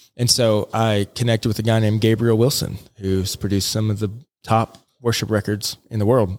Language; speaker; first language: English; native; English